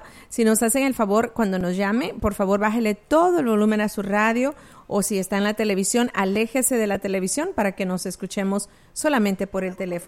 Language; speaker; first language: Spanish; native; Spanish